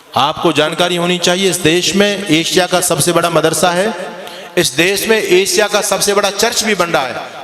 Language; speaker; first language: Hindi; native; Hindi